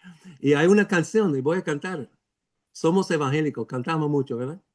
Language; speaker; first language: Spanish; non-native, fluent; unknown